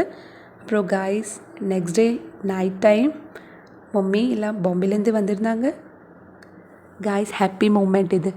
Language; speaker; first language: Tamil; non-native, local second language; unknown